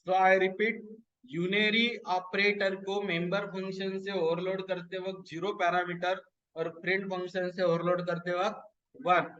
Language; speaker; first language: Hindi; non-native, local second language; Marathi